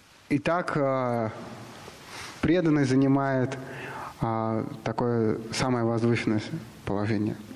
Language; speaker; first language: Russian; native; Russian